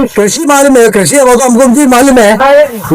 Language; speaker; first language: Hindi; non-native, local second language; Malayalam